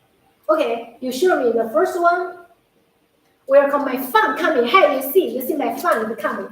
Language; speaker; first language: English; non-native, learner; Chinese